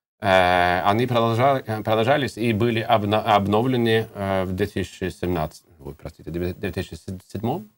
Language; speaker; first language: Russian; native; Russian